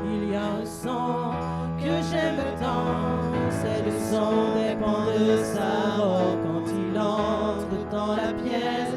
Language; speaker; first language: French; native; French